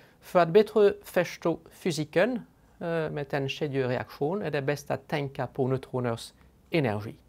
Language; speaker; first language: Swedish; non-native, fluent; French